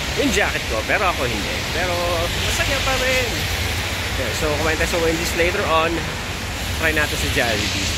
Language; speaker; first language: Filipino; native; Filipino